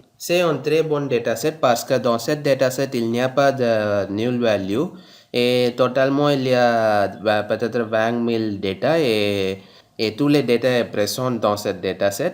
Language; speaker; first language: French; non-native, learner; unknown